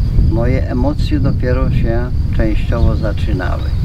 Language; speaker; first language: Polish; native; Polish